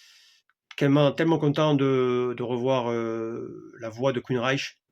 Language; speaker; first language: French; native; French